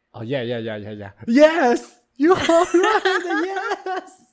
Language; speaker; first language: English; non-native, learner; Chinese